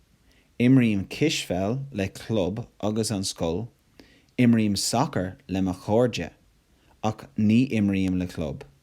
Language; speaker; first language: Irish; non-native, local second language; English